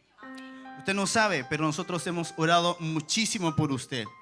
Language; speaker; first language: Spanish; native; Spanish